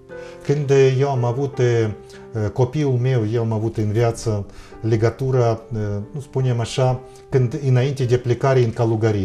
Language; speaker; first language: Romanian; non-native, fluent; Russian